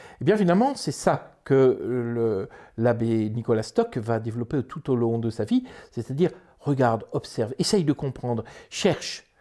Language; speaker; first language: French; native; French